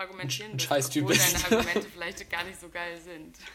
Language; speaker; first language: German; native; German